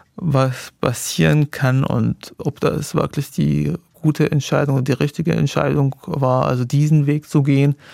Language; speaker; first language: German; non-native, fluent; Arabic